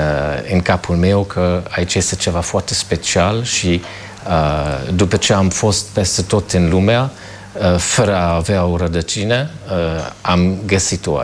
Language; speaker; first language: Romanian; non-native, fluent; German